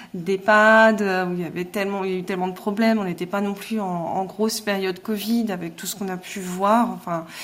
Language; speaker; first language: French; native; French